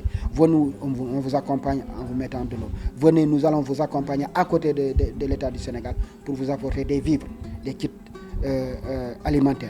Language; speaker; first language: French; non-native, local second language; Wolof